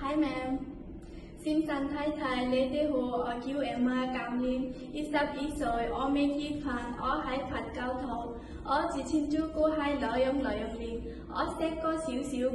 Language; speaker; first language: Cantonese; non-native, learner; Bangla